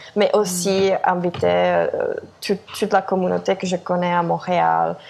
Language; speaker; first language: French; non-native, fluent; Czech